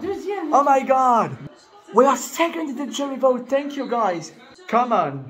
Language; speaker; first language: English; non-native, fluent; French